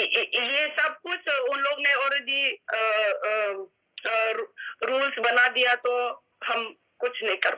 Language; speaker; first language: Hindi; non-native, local second language; Manipuri